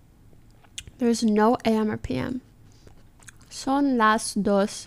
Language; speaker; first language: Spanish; non-native, learner; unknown